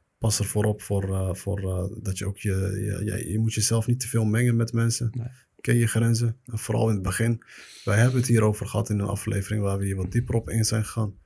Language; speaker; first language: Dutch; early bilingual, other home language; Arabic